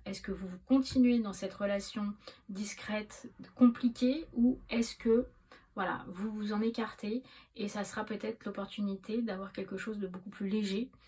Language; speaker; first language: French; native; French